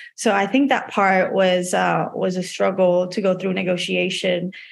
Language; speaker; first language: English; non-native, fluent; Spanish